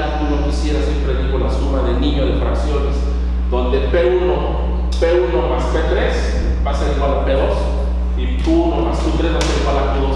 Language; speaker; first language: Spanish; native; Spanish